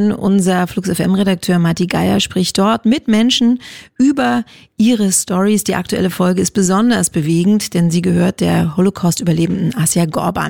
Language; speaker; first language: German; native; German